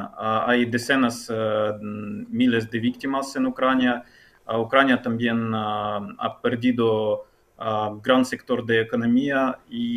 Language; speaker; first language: Spanish; non-native, fluent; Ukrainian